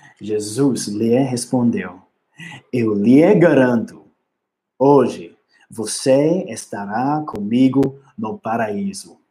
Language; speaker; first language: Portuguese; non-native, learner; English